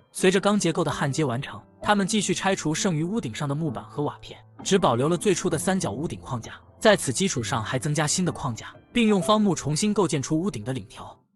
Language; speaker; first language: Chinese; native; Chinese